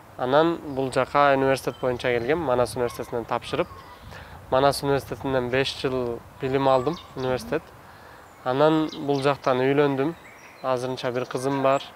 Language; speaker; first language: Kyrgyz; non-native, fluent; Turkish